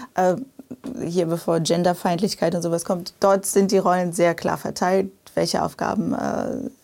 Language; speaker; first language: German; early bilingual, other home language; Portuguese